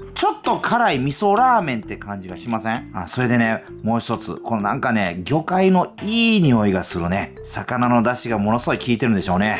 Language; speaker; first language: Japanese; early bilingual, other home language; English